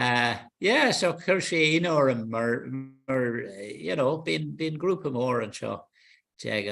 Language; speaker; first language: Irish; non-native, local second language; English